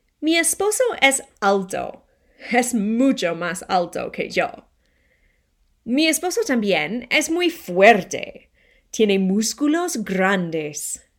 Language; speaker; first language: Spanish; non-native, fluent; English